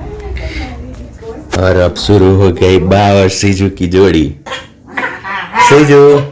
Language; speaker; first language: Hindi; non-native, local second language; Gujarati